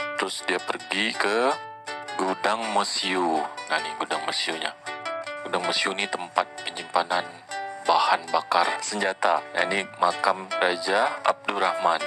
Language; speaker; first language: Malay; native; Malay